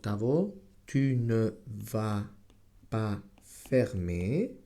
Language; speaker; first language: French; non-native, fluent; Spanish